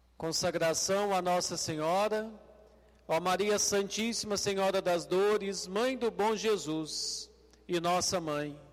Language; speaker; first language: Portuguese; native; Portuguese